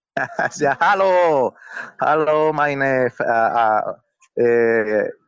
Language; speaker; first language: German; non-native, learner; Spanish